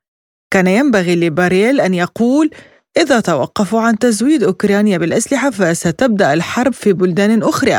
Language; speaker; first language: Arabic; native; Arabic